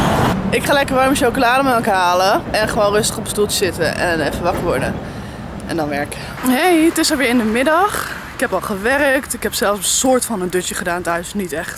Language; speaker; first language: Dutch; native; Dutch